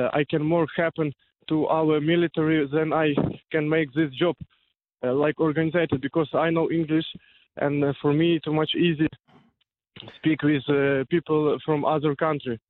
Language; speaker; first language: English; non-native, learner; Ukrainian